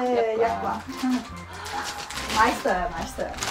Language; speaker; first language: Korean; non-native, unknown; German